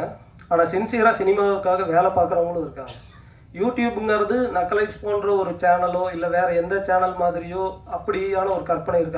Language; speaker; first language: Tamil; native; Tamil